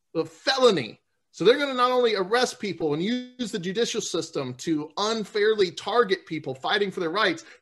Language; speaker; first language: English; native; English